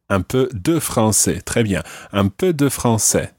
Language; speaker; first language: French; non-native, fluent; English